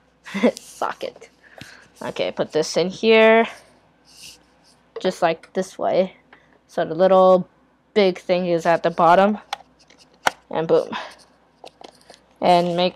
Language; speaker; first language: English; native; English